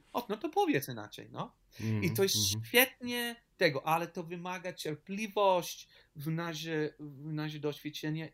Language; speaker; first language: Polish; non-native, learner; English